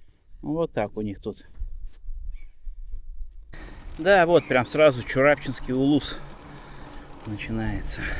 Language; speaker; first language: Russian; native; Russian